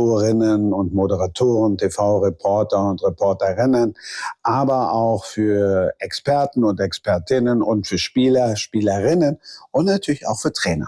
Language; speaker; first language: German; native; German